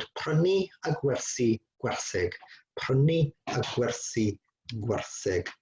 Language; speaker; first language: Welsh; native; Welsh